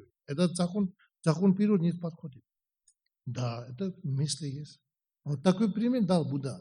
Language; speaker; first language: Russian; non-native, learner; Tibetan